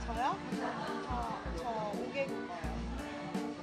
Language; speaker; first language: Korean; early bilingual, heritage; Korean